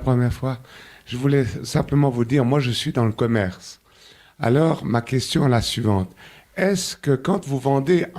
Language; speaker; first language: French; native; French